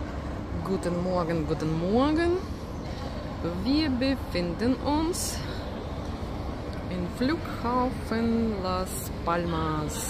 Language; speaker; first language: German; non-native, learner; Russian